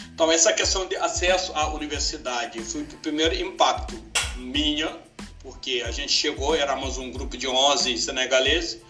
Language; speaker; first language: Portuguese; non-native, fluent; Wolof